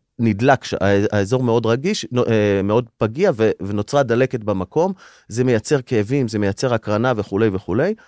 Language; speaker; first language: Hebrew; native; Hebrew